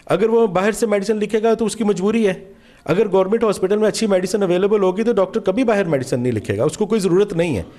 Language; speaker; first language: Urdu; non-native, local second language; Punjabi